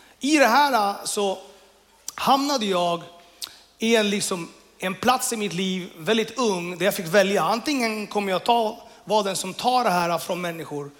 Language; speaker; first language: Swedish; early bilingual, other home language; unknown